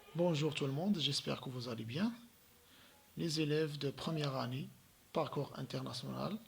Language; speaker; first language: French; non-native, local second language; Arabic